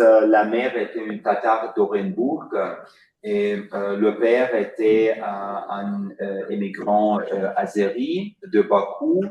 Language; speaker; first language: French; non-native, fluent; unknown